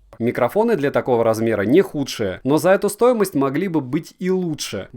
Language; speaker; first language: Russian; native; Russian